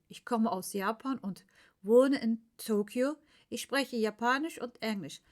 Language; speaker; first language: German; non-native, fluent; Turkish